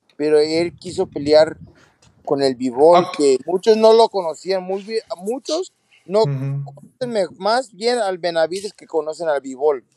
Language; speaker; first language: Spanish; early bilingual, heritage; Spanish